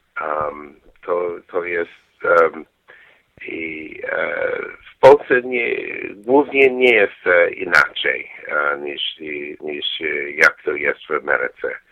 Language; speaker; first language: Polish; non-native, learner; English